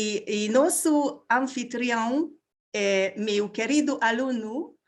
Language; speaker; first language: Portuguese; non-native, learner; Hungarian